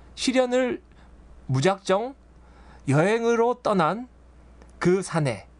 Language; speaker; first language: Korean; native; Korean